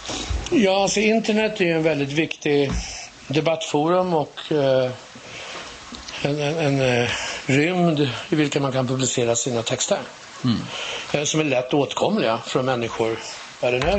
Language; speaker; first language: Swedish; native; Swedish